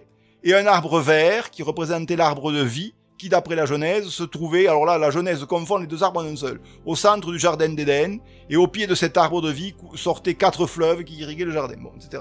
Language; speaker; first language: French; native; French